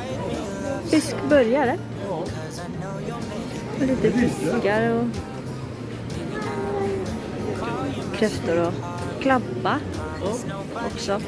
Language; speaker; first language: Swedish; non-native, learner; Japanese